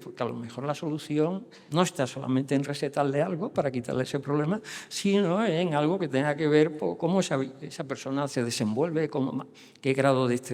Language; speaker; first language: Spanish; native; Spanish